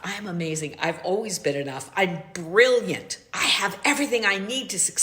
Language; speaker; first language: English; native; English